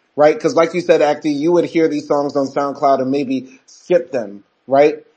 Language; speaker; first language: English; native; English